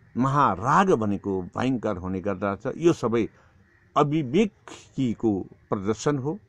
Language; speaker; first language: Nepali; non-native, local second language; Newari